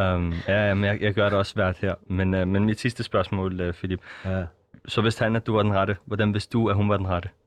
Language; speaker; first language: Danish; early bilingual, other home language; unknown